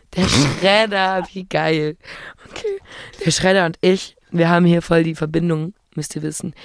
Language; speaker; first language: German; native; German